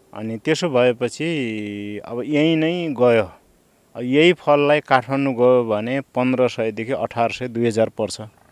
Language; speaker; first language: Nepali; native; Nepali